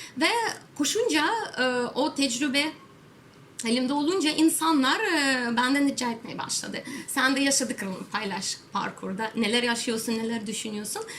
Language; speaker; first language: Turkish; non-native, fluent; Russian